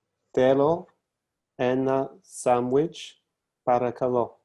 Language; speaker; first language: Greek; non-native, learner; English